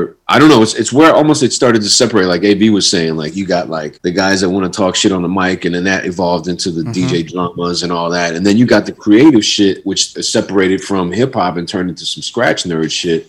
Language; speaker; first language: English; native; English